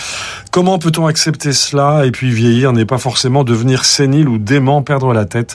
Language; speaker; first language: French; native; French